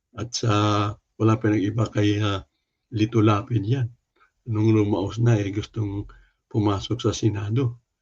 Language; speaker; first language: Filipino; non-native, local second language; Cebuano